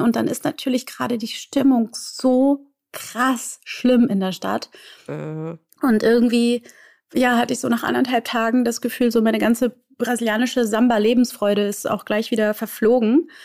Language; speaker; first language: German; native; German